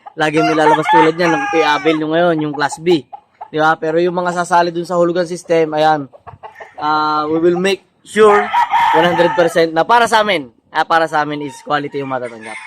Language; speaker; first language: Filipino; native; Filipino